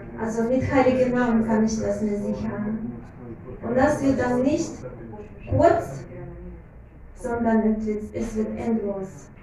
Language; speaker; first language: German; non-native, fluent; Russian